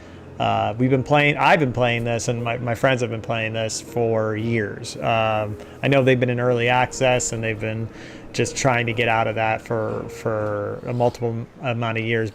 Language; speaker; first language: English; native; English